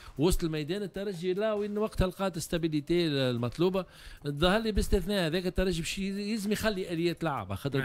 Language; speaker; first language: Arabic; native; Arabic